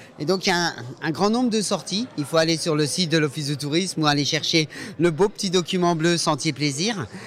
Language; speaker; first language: French; native; French